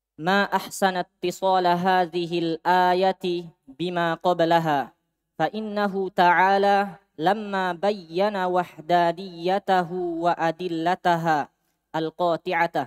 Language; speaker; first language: Arabic; non-native, learner; Indonesian